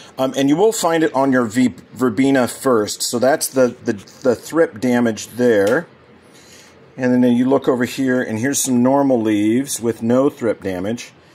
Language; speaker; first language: English; native; English